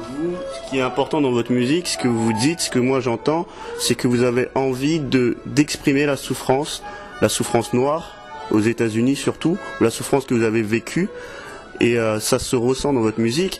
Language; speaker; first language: French; native; French